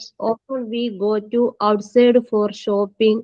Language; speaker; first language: English; non-native, learner; Malayalam